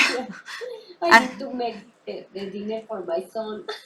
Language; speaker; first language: English; non-native, learner; Spanish